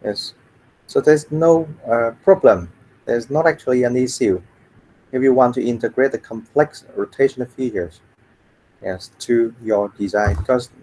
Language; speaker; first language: English; non-native, fluent; Vietnamese